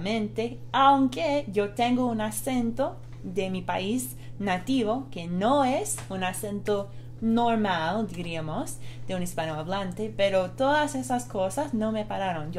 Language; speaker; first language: Spanish; non-native, fluent; English